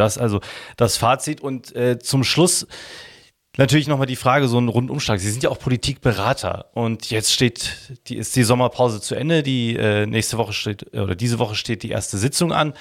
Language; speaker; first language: German; native; German